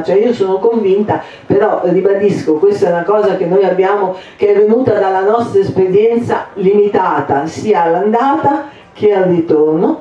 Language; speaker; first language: Italian; native; Italian